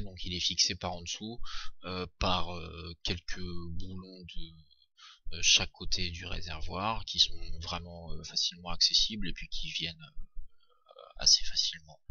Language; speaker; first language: French; native; French